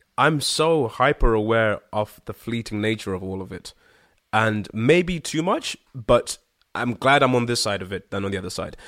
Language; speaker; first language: English; early bilingual, other home language; Shona